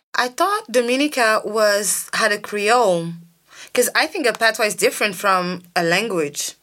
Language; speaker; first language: English; non-native, fluent; French